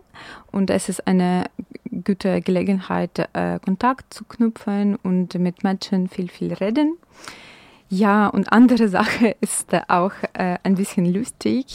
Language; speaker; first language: German; non-native, fluent; Ukrainian